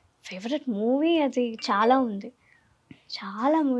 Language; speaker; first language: Telugu; non-native, learner; Malayalam